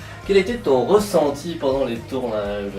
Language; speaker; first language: French; native; French